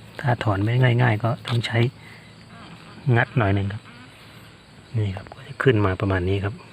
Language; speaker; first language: Thai; native; Thai